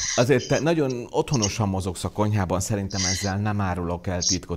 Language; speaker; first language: Hungarian; native; Hungarian